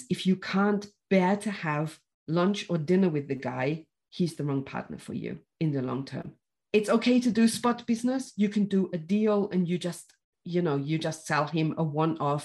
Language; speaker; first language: English; native; English